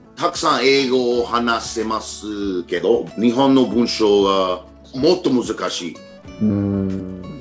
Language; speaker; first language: Japanese; non-native, learner; English